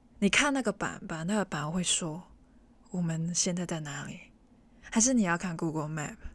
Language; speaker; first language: Chinese; non-native, local second language; Cantonese